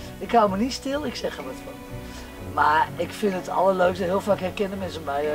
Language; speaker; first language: Dutch; non-native, local second language; Western Frisian